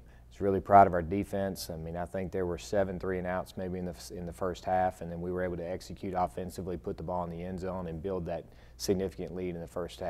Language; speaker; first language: English; native; English